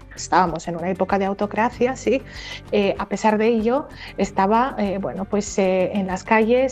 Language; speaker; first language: Spanish; native; Spanish